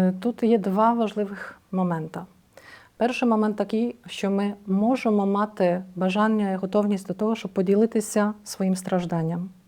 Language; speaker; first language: Ukrainian; native; Ukrainian